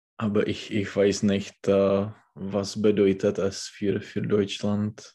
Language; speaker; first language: German; non-native, learner; Czech